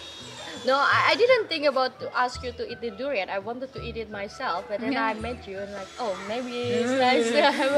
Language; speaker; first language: English; non-native, fluent; Indonesian